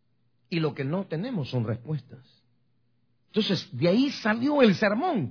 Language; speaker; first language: Spanish; native; Spanish